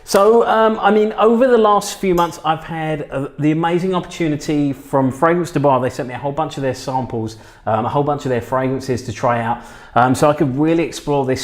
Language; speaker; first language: English; native; English